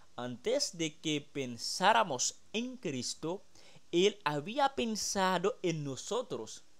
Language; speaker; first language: Spanish; non-native, fluent; Haitian Creole